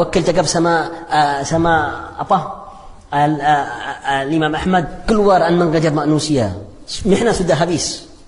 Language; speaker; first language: Indonesian; non-native, fluent; Arabic